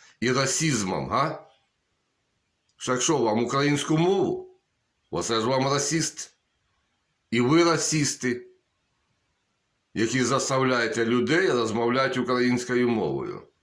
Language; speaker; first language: Ukrainian; non-native, local second language; Russian